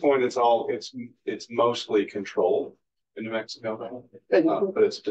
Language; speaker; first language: English; native; English